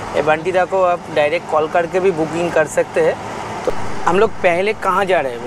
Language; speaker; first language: Hindi; non-native, local second language; Bangla